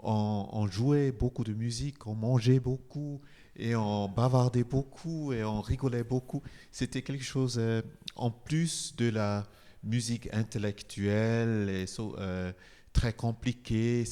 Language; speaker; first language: French; non-native, fluent; Igbo